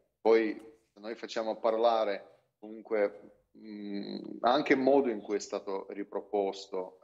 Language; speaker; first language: Italian; non-native, fluent; Russian